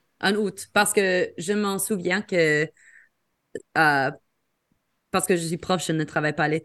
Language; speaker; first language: French; non-native, fluent; English